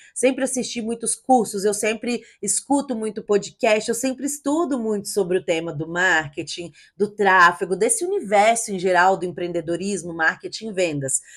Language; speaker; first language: Portuguese; native; Portuguese